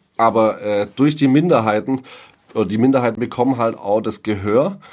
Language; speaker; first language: German; native; German